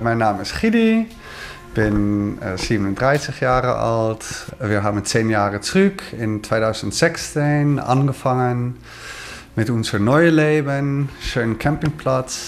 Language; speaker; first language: German; non-native, fluent; Dutch